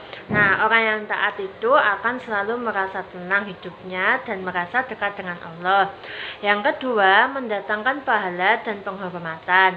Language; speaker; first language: Indonesian; native; Indonesian